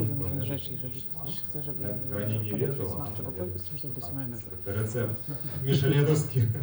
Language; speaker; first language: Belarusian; non-native, local second language; Russian